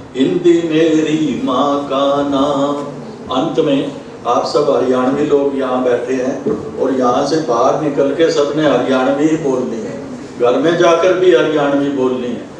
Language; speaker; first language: Hindi; native; Hindi